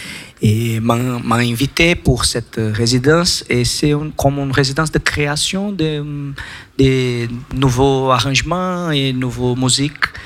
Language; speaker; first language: French; non-native, learner; Portuguese